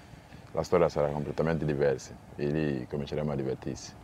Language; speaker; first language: Italian; non-native, fluent; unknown